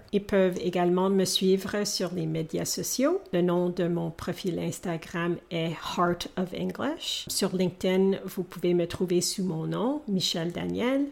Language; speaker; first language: French; non-native, local second language; English